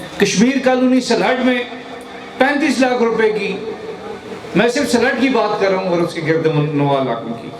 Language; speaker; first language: Urdu; non-native, local second language; Northern Hindko